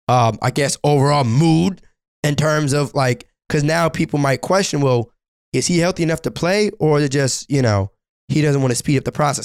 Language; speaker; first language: English; native; English